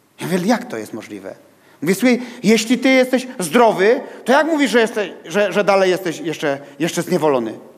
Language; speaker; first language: Polish; native; Polish